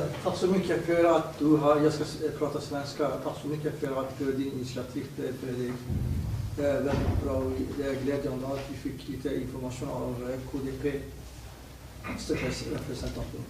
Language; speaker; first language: Swedish; non-native, fluent; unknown